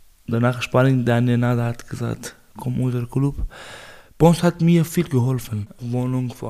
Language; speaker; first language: German; non-native, learner; Persian